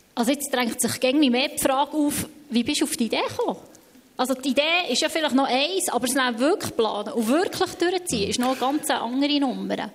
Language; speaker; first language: German; native; German